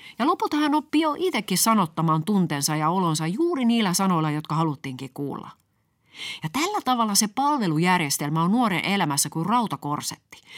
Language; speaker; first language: Finnish; native; Finnish